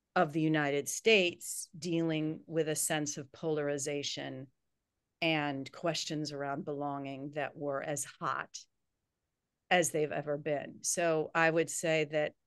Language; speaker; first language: English; native; English